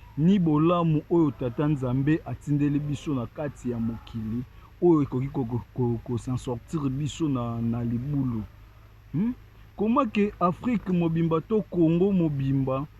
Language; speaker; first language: Lingala; non-native, local second language; Kongo